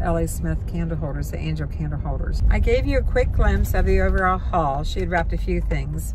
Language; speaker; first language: English; native; English